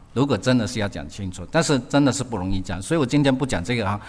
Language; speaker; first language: Chinese; early bilingual, other home language; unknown